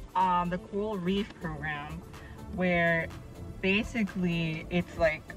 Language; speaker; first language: English; native; English